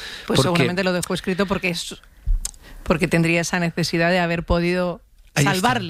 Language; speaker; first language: Spanish; native; Spanish